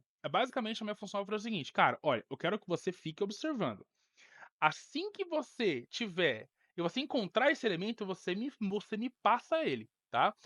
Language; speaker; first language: Portuguese; native; Portuguese